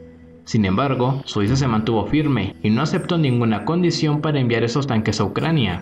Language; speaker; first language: Spanish; native; Spanish